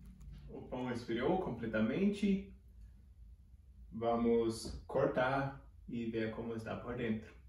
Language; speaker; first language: Portuguese; non-native, fluent; German